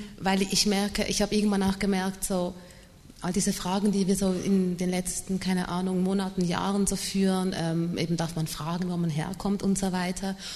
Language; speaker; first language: German; early bilingual, other home language; Malayalam